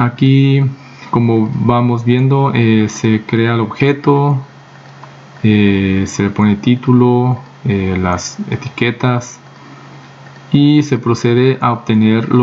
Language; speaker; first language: Spanish; native; Spanish